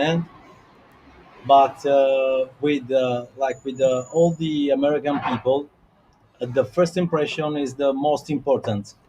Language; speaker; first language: English; non-native, learner; Italian